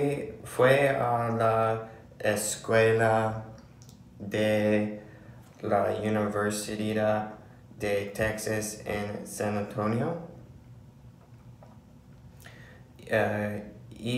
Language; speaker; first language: Spanish; non-native, learner; English